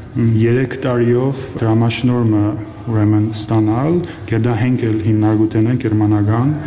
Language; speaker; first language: Armenian; early bilingual, heritage; Armenian